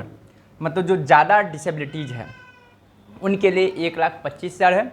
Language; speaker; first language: Hindi; native; Hindi